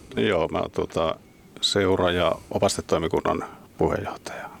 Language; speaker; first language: Finnish; native; Finnish